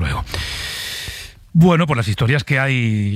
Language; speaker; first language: Spanish; native; Spanish